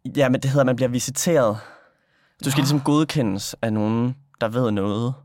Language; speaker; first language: Danish; native; Danish